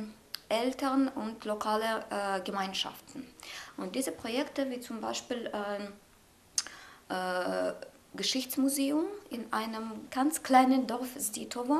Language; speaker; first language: German; non-native, fluent; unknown